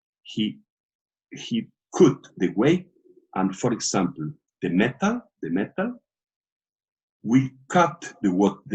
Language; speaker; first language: English; non-native, learner; Portuguese